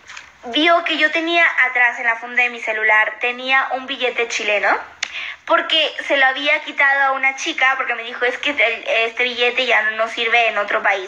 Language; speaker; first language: Spanish; native; Spanish